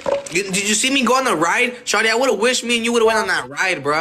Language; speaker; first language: English; early bilingual, other home language; Spanish